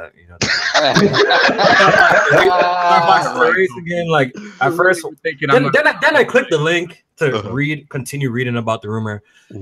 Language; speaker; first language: English; native; English